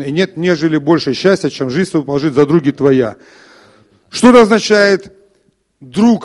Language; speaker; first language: Russian; native; Russian